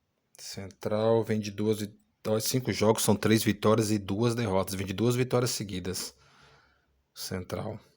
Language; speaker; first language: Portuguese; native; Portuguese